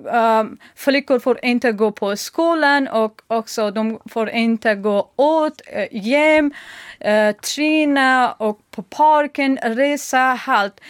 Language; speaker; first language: Swedish; non-native, learner; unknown